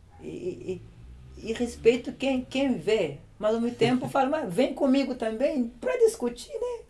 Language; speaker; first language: Portuguese; non-native, local second language; Kabuverdianu